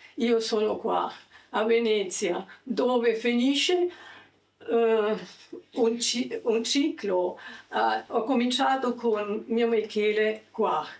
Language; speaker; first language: Italian; non-native, learner; German